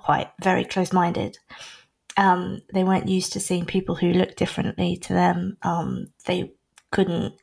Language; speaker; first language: English; native; English